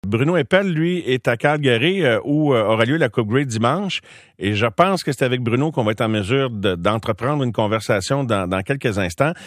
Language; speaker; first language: French; native; French